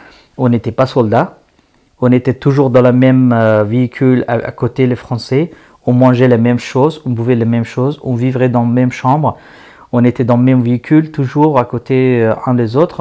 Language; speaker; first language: French; non-native, learner; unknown